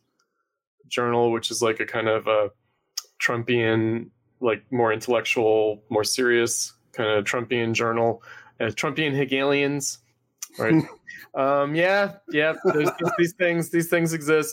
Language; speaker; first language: English; native; English